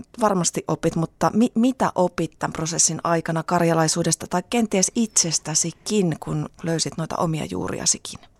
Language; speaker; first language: Finnish; native; Finnish